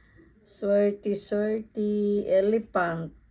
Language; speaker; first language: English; non-native, local second language; Filipino